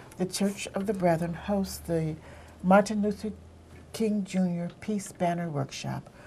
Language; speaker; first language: English; native; English